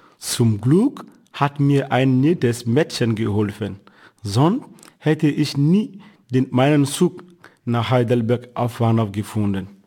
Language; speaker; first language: German; non-native, fluent; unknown